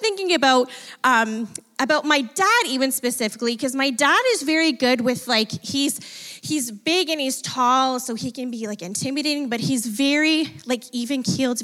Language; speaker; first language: English; native; English